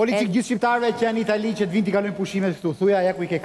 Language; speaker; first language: Albanian; native; Albanian